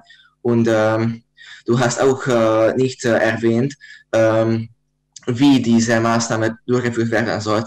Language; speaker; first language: German; non-native, learner; Hungarian